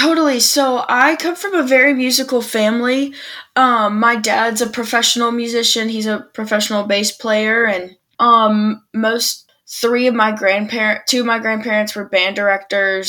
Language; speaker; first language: English; native; English